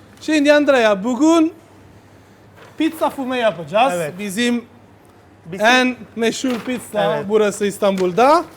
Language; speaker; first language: Turkish; non-native, learner; Italian